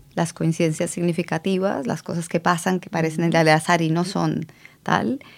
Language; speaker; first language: Spanish; native; Spanish